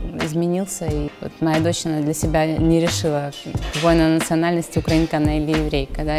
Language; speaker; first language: Ukrainian; non-native, local second language; Russian